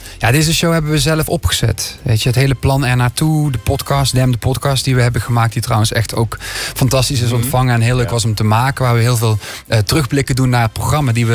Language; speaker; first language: Dutch; native; Dutch